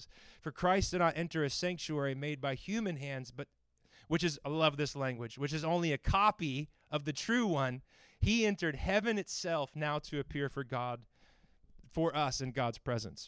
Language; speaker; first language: English; native; English